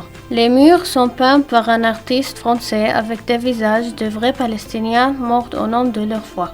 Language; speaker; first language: French; non-native, learner; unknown